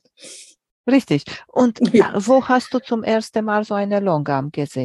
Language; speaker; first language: German; non-native, fluent; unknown